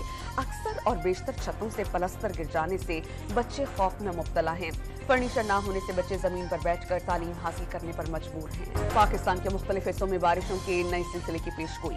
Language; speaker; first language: Urdu; native; Urdu